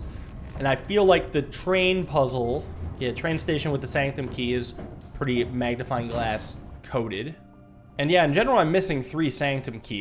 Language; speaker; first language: English; native; English